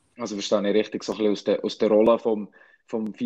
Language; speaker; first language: German; native; German